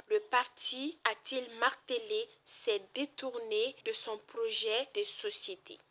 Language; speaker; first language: French; non-native, local second language; Bambara